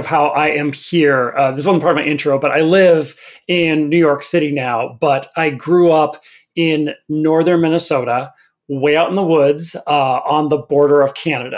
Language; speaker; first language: English; native; English